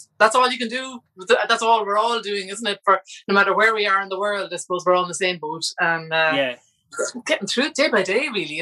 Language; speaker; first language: English; native; English